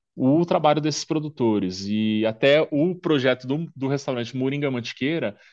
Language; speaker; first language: Portuguese; native; Portuguese